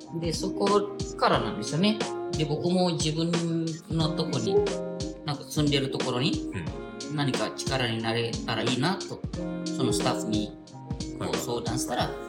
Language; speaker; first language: Japanese; non-native, fluent; Indonesian